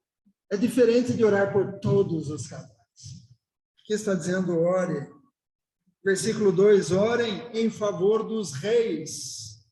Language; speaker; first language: Portuguese; native; Portuguese